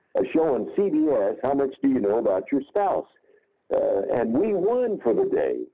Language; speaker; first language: English; native; English